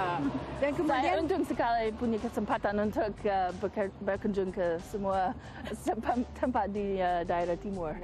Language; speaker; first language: Indonesian; non-native, fluent; English